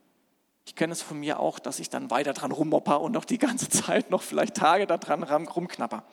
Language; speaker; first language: German; native; German